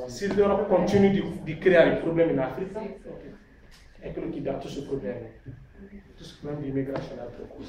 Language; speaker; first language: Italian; non-native, learner; French